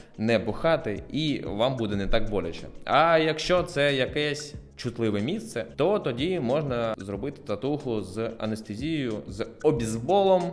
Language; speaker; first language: Ukrainian; non-native, local second language; Russian